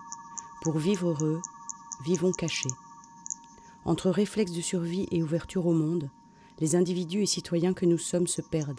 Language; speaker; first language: French; native; French